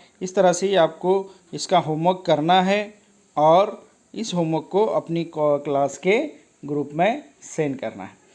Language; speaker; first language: Urdu; native; Urdu